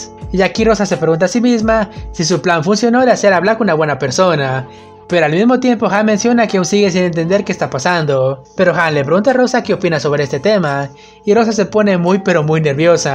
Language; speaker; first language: Spanish; native; Spanish